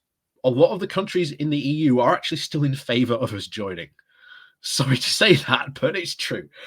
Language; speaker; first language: English; native; English